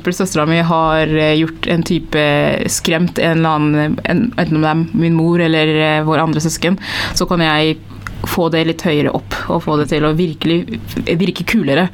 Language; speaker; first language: Norwegian; early bilingual, other home language; Tigrinya